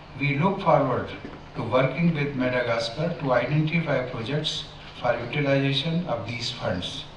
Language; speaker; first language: English; non-native, local second language; Hindi